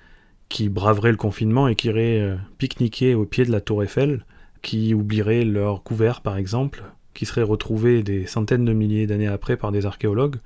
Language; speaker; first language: French; native; French